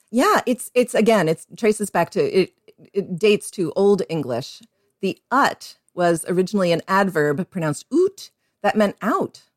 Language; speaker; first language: English; native; English